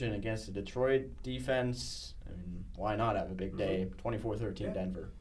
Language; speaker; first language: English; native; English